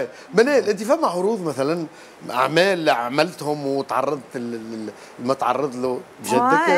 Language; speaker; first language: Arabic; native; Arabic